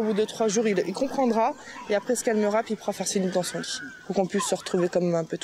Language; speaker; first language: French; native; French